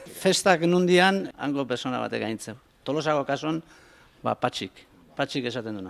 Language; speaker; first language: Basque; native; Basque